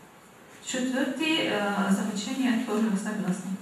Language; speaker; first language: Russian; non-native, learner; Arabic